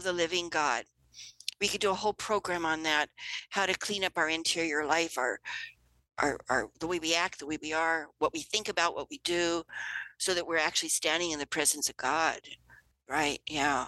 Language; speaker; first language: English; native; English